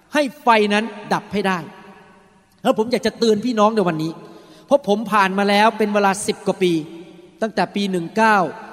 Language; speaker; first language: Thai; early bilingual, heritage; Thai